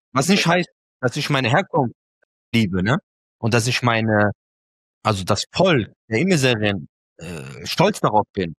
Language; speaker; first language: German; early bilingual, other home language; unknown